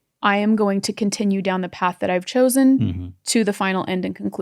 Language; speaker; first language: English; native; English